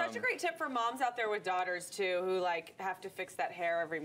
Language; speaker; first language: English; native; English